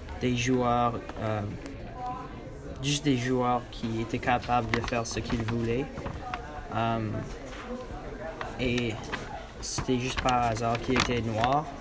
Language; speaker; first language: French; non-native, learner; English